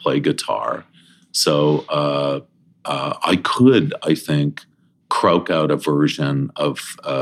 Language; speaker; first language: English; native; English